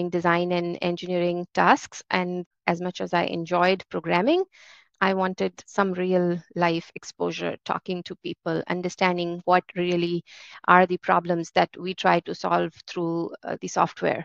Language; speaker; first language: English; non-native, local second language; Hindi